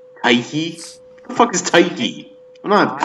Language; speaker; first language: English; native; English